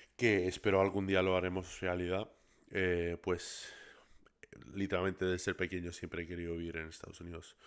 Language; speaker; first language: Spanish; early bilingual, other home language; English